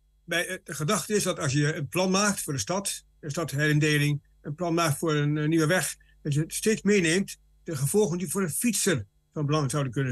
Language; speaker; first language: Dutch; native; Dutch